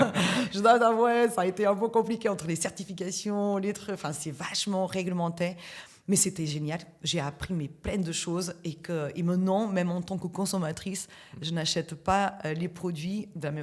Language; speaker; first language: French; native; French